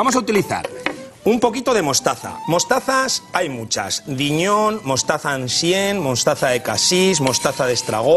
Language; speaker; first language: Spanish; native; Spanish